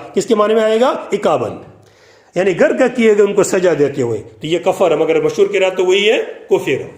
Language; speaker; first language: Urdu; non-native, local second language; Gujarati